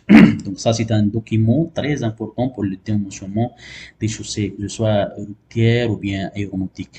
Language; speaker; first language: French; non-native, local second language; Arabic